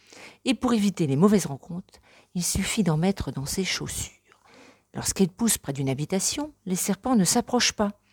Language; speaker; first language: French; native; French